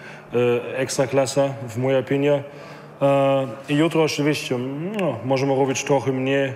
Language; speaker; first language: Polish; non-native, learner; German